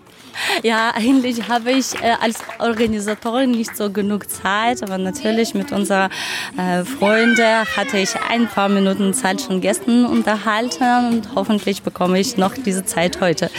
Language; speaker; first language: German; non-native, fluent; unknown